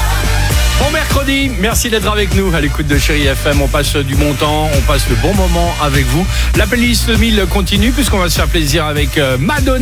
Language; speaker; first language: French; native; French